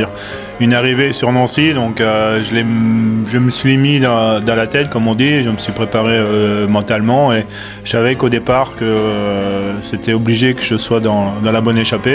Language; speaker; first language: French; native; French